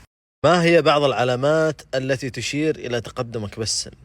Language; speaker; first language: Arabic; native; Arabic